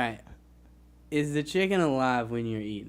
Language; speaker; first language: English; native; English